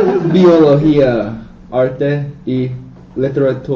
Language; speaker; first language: Spanish; non-native, learner; English